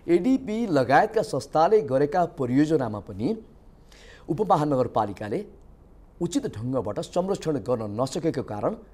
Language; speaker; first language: Nepali; native; Nepali